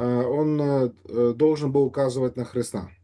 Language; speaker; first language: Russian; native; Russian